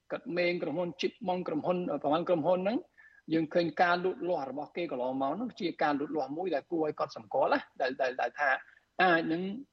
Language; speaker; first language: Khmer; non-native, fluent; Spanish